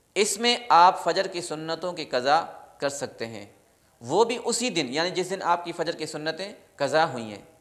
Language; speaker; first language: Urdu; non-native, local second language; Sindhi